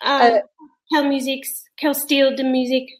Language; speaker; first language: French; non-native, learner; English